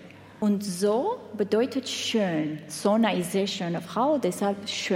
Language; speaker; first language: German; non-native, learner; Armenian